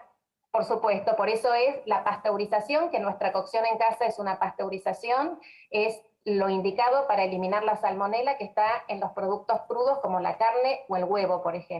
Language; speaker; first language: Spanish; native; Spanish